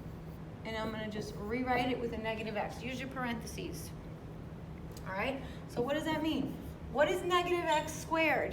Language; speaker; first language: English; native; English